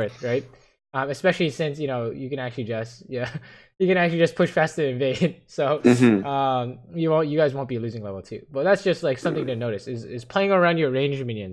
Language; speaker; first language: English; native; English